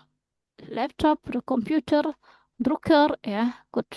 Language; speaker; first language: German; non-native, fluent; Indonesian